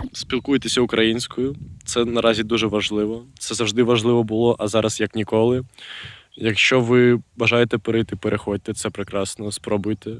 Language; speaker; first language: Ukrainian; non-native, local second language; Russian